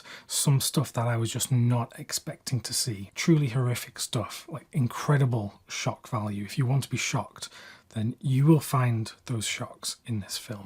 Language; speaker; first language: English; native; English